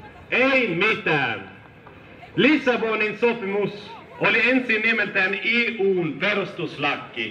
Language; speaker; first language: Finnish; non-native, fluent; Swedish